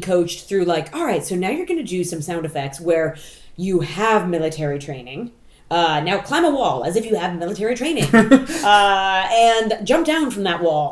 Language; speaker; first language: English; native; English